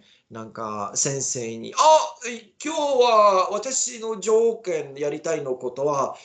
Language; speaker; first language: Japanese; non-native, learner; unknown